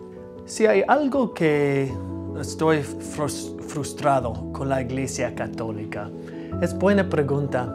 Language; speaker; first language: Spanish; non-native, fluent; English